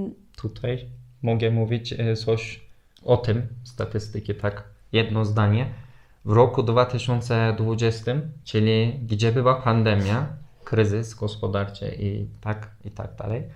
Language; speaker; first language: Polish; non-native, fluent; Turkish